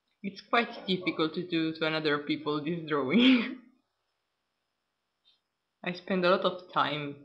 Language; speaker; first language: English; non-native, learner; Italian